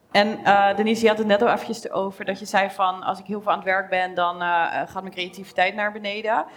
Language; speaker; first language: Dutch; native; Dutch